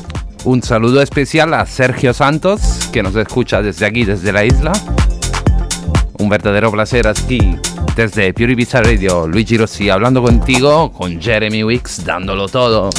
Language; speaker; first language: Spanish; non-native, fluent; Italian